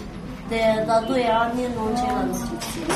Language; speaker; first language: Italian; non-native, learner; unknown